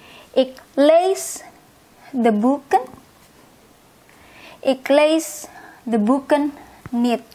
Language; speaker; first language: Dutch; non-native, fluent; Indonesian